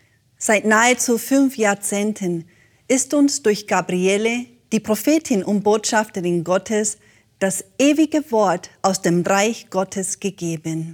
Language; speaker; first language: German; native; German